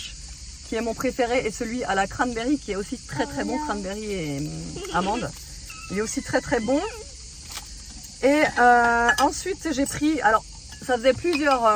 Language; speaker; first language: French; native; French